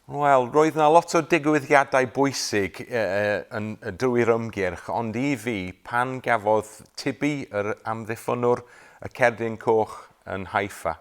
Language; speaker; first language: Welsh; non-native, local second language; English